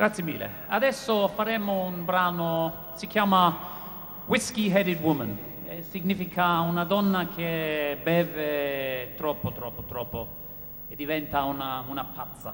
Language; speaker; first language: Italian; non-native, learner; English